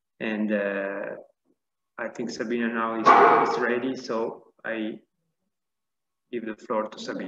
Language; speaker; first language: English; non-native, fluent; Italian